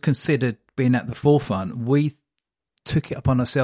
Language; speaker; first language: English; native; English